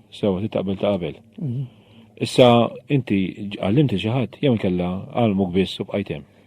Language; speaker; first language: Maltese; native; Maltese